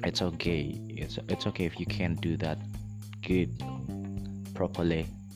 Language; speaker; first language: English; non-native, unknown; Indonesian